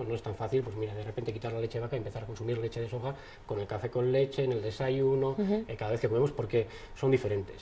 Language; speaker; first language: Spanish; native; Spanish